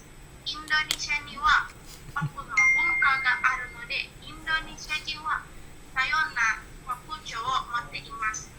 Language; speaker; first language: Japanese; non-native, learner; Indonesian